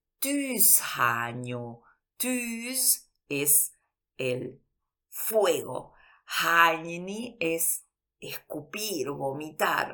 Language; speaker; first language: Spanish; early bilingual, heritage; Spanish